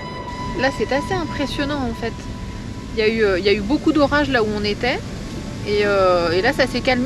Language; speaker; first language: French; native; French